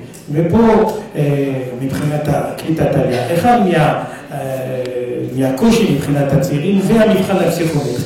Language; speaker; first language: Hebrew; non-native, fluent; French